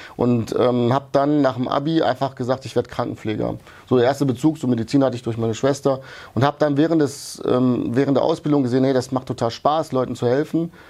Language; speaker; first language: German; early bilingual, other home language; Hungarian